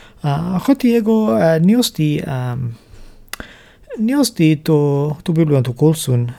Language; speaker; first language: Greek; non-native, learner; English